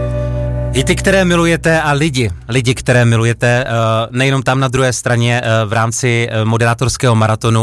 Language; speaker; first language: Czech; native; Czech